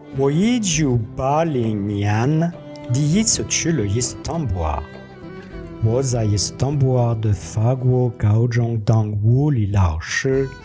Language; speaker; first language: Chinese; non-native, learner; French